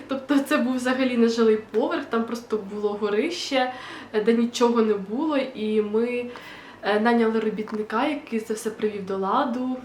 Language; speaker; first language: Ukrainian; non-native, local second language; Russian